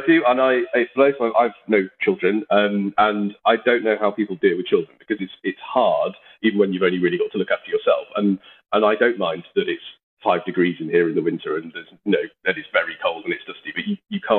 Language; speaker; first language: English; native; English